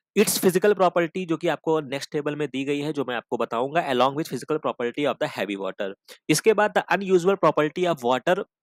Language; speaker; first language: Hindi; native; Hindi